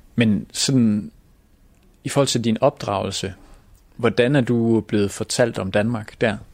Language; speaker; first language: Danish; native; Danish